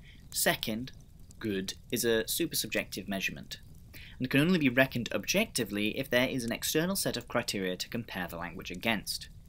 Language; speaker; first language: English; native; English